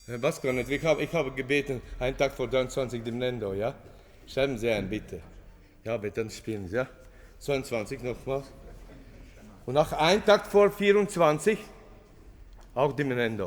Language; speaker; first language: German; non-native, fluent; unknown